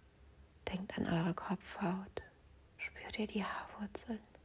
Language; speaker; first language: German; native; German